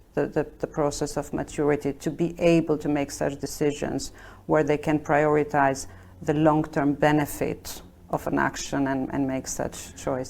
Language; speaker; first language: English; non-native, fluent; Albanian